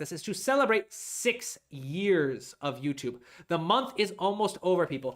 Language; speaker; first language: English; native; English